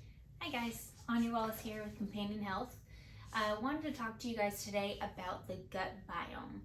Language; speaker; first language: English; native; English